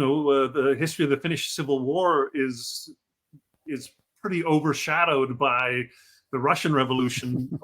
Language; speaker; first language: English; native; English